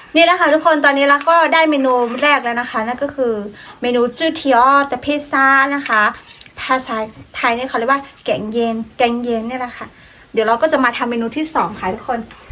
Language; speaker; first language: Thai; non-native, local second language; Karen languages